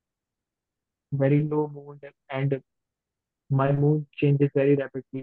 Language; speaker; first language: English; non-native, local second language; Hindi